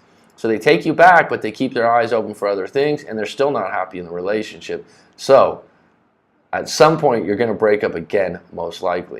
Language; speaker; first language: English; native; English